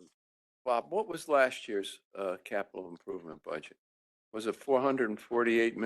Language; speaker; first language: English; native; English